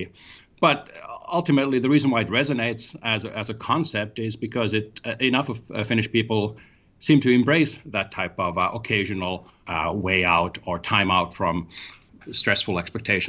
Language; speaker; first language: English; non-native, fluent; Finnish